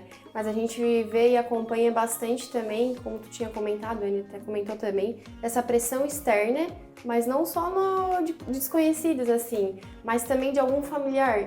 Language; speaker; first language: Portuguese; native; Portuguese